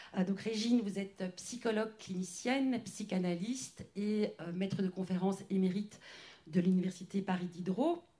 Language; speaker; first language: French; native; French